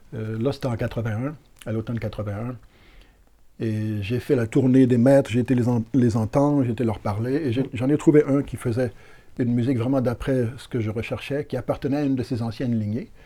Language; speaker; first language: French; native; French